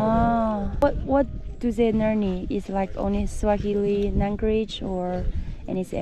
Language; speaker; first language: English; non-native, learner; Chinese